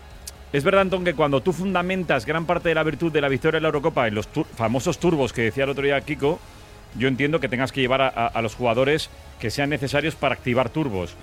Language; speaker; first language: Spanish; native; Spanish